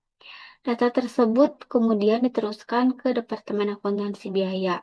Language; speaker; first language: Indonesian; native; Indonesian